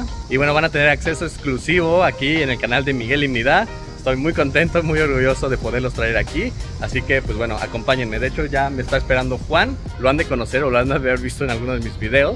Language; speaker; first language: Spanish; native; Spanish